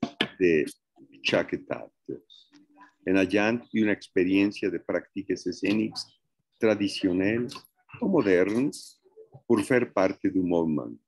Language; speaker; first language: French; non-native, fluent; Spanish